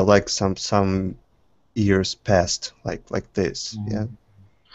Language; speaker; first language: English; non-native, fluent; Russian